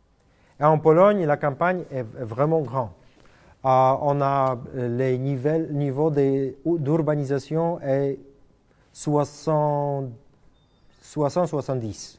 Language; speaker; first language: French; non-native, fluent; Polish